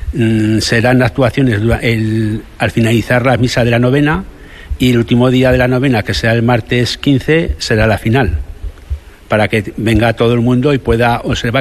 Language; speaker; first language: Spanish; native; Spanish